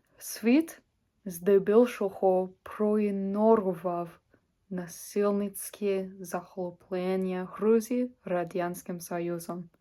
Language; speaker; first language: Ukrainian; non-native, learner; English